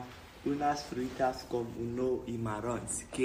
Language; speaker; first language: Catalan; non-native, learner; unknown